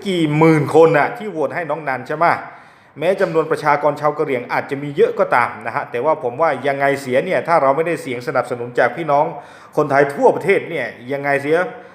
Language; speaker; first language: Thai; non-native, local second language; S'gaw Karen